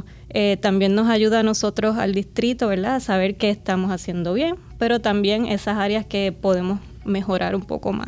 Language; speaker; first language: Spanish; native; Spanish